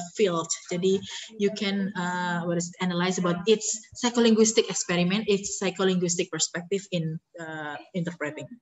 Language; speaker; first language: English; non-native, fluent; Indonesian